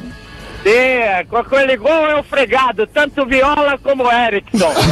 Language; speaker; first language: Italian; non-native, fluent; Portuguese